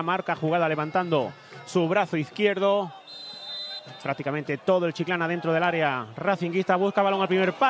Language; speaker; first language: Spanish; native; Spanish